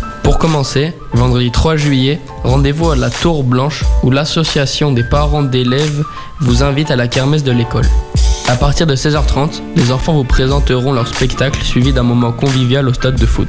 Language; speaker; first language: French; native; French